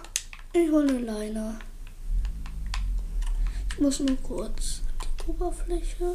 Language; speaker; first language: German; native; German